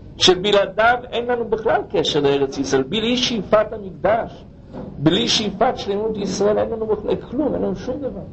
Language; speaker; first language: Hebrew; non-native, fluent; English